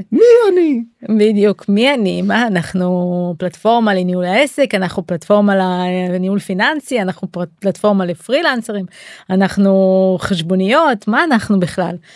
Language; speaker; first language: Hebrew; native; Hebrew